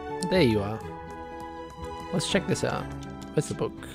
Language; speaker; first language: English; native; English